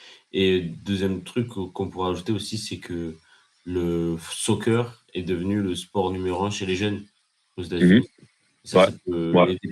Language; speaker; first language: French; native; French